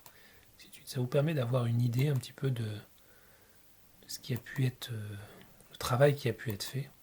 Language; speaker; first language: French; native; French